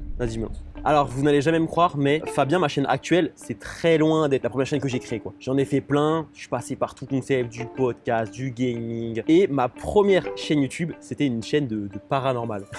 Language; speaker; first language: French; native; French